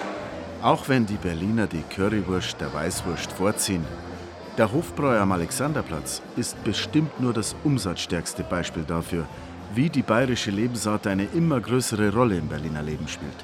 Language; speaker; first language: German; native; German